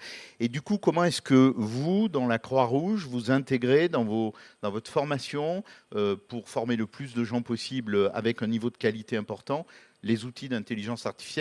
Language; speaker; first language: French; native; French